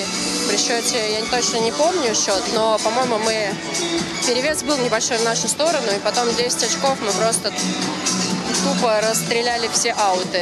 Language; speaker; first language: Russian; native; Russian